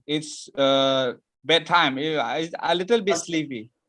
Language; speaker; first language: English; non-native, learner; Indonesian